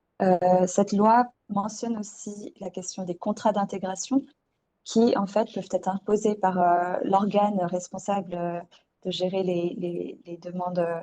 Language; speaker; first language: French; native; French